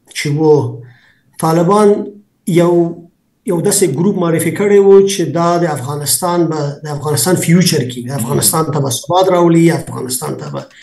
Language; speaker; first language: Pashto; non-native, local second language; Persian